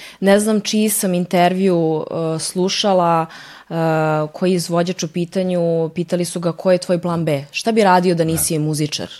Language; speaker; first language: Serbian; early bilingual, heritage; Serbian